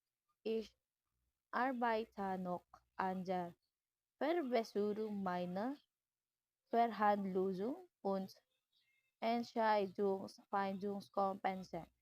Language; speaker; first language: German; non-native, learner; Filipino